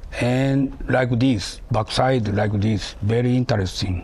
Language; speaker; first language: English; non-native, learner; Japanese